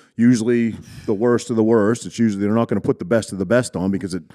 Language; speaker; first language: English; native; English